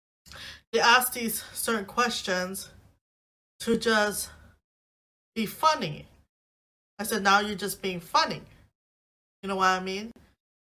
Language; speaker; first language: English; native; English